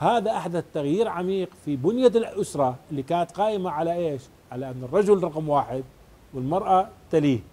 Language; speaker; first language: Arabic; native; Arabic